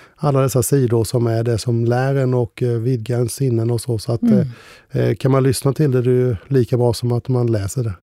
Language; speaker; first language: Swedish; native; Swedish